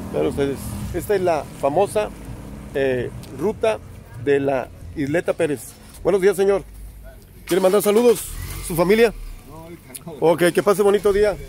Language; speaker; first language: Spanish; native; Spanish